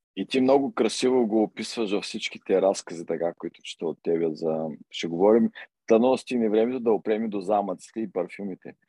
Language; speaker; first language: Bulgarian; native; Bulgarian